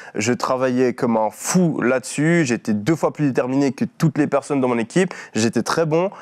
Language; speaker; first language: French; native; French